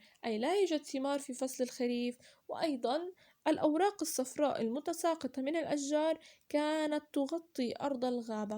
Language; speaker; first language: Arabic; native; Arabic